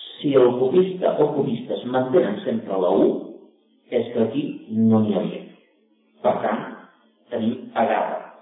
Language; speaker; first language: Catalan; native; Catalan